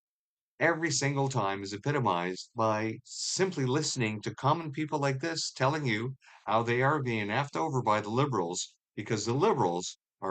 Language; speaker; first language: English; native; English